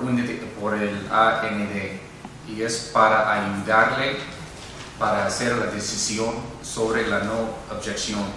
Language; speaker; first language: Spanish; non-native, fluent; English